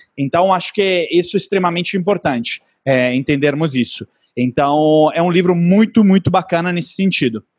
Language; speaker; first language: Portuguese; non-native, fluent; Italian